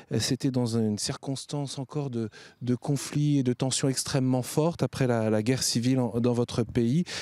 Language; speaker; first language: French; native; French